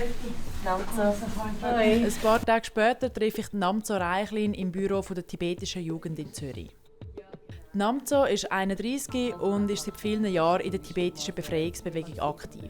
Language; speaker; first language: German; native; German